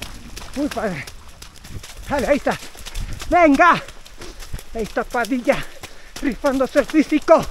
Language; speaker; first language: Spanish; native; Spanish